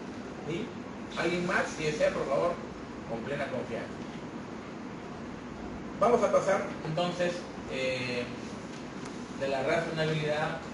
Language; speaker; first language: Spanish; native; Spanish